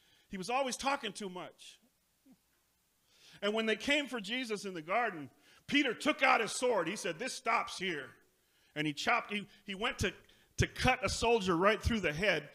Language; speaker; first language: English; native; English